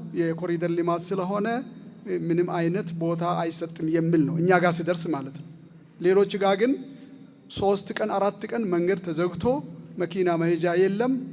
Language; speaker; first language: Amharic; native; Amharic